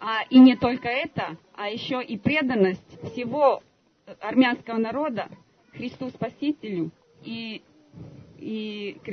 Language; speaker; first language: Russian; non-native, learner; Serbian